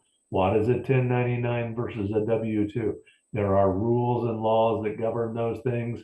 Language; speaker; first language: English; native; English